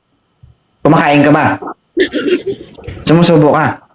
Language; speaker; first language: Filipino; native; Filipino